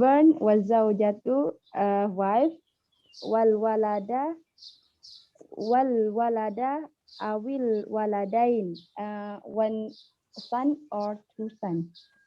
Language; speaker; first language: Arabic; non-native, learner; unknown